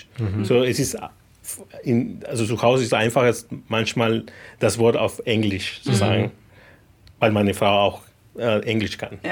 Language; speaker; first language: German; non-native, fluent; Spanish